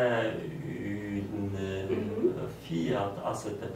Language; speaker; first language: French; non-native, learner; Polish